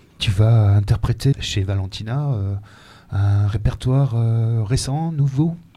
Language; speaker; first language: French; native; French